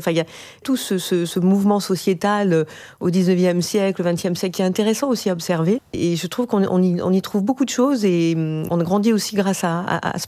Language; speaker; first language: French; native; French